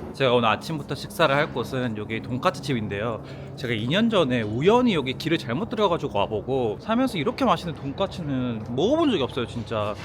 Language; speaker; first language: Korean; native; Korean